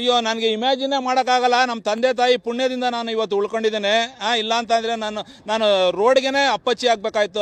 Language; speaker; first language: Kannada; native; Kannada